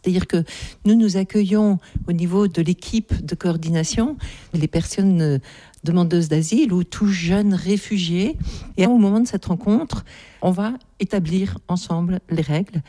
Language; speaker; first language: French; native; French